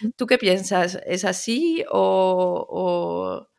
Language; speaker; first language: Spanish; early bilingual, other home language; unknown